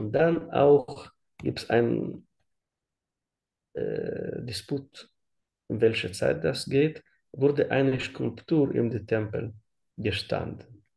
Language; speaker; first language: German; non-native, learner; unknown